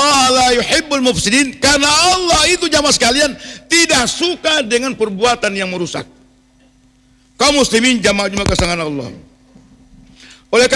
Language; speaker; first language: Indonesian; non-native, local second language; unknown